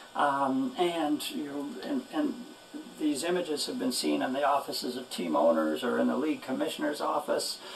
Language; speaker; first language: English; native; English